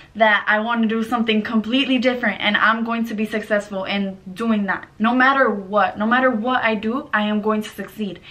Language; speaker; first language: English; native; English